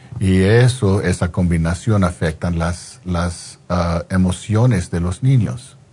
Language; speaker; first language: Spanish; non-native, fluent; English